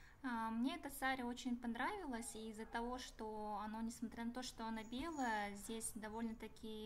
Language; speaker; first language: Russian; native; Russian